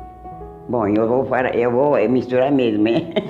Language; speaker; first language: Portuguese; early bilingual, heritage; Japanese